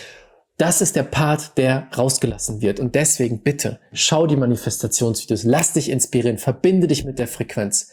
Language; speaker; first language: German; native; German